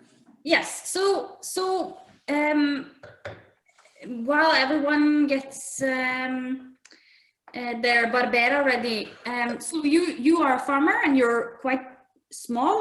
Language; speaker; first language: English; non-native, fluent; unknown